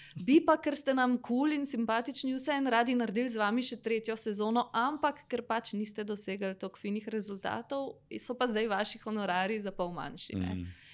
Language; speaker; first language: Slovenian; native; Slovenian